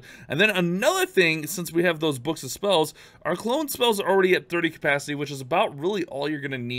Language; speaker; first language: English; native; English